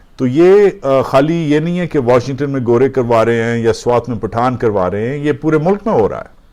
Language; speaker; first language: Urdu; native; Urdu